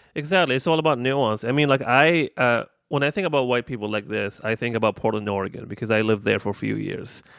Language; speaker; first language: English; non-native, fluent; Arabic